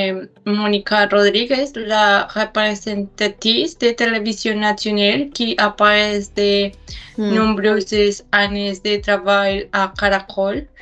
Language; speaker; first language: French; non-native, learner; Spanish